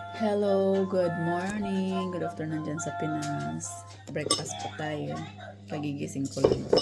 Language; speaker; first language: Filipino; non-native, local second language; Cebuano